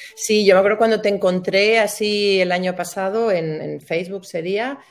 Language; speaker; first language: Spanish; native; Spanish